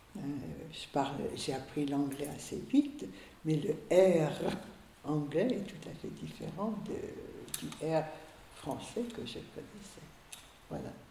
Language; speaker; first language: French; early bilingual, other home language; Hungarian